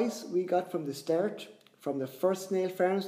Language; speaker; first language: English; native; English